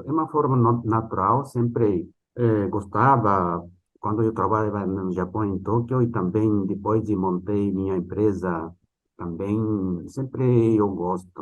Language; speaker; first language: Portuguese; non-native, fluent; Japanese